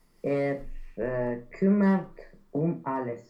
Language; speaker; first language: German; non-native, learner; Romanian